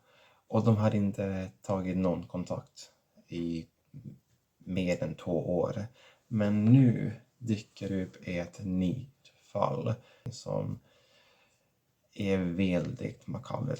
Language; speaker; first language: Swedish; non-native, fluent; Catalan